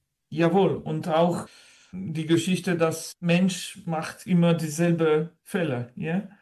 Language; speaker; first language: German; non-native, fluent; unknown